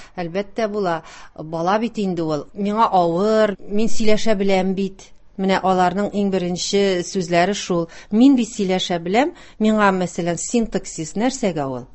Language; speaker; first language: Tatar; native; Tatar